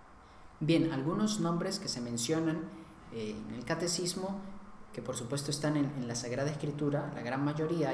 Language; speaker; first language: Spanish; native; Spanish